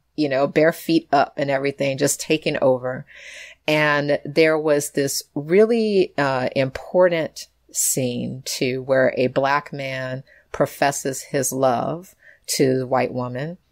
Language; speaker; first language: English; native; English